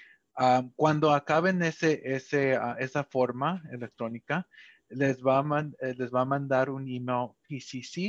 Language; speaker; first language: Spanish; early bilingual, heritage; Spanish